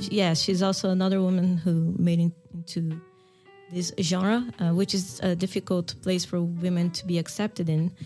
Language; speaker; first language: English; non-native, fluent; Portuguese